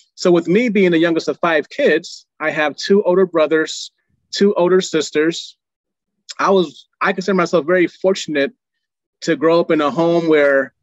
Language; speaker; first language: English; native; English